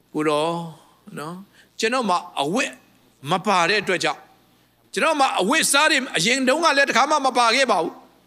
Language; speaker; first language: Burmese; non-native, local second language; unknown